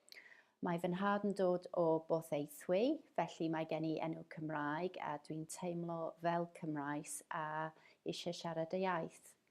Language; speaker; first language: Welsh; non-native, fluent; English